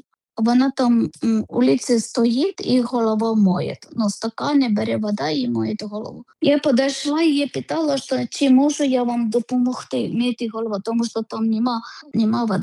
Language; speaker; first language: Ukrainian; non-native, learner; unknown